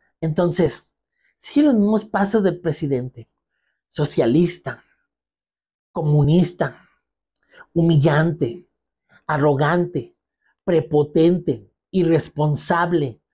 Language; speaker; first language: Spanish; native; Spanish